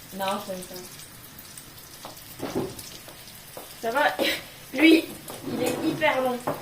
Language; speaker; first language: French; native; French